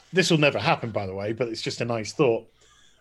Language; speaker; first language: English; native; English